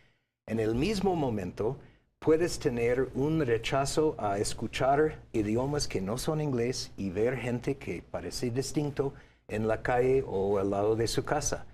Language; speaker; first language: Spanish; non-native, fluent; English